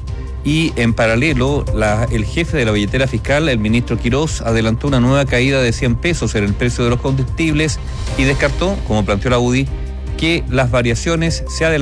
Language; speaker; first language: Spanish; native; Spanish